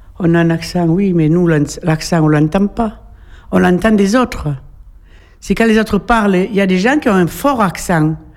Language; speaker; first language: French; native; French